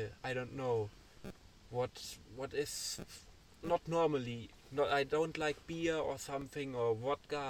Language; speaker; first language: English; non-native, learner; German